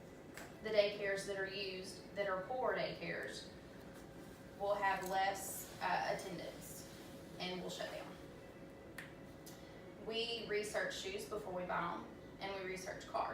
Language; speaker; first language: English; native; English